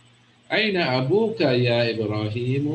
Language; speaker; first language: Arabic; non-native, fluent; English